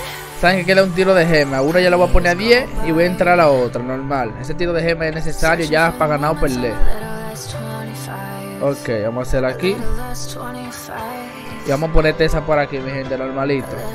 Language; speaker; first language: Spanish; native; Spanish